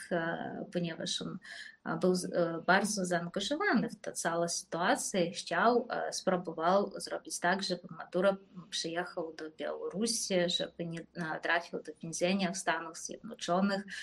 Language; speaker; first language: Polish; non-native, fluent; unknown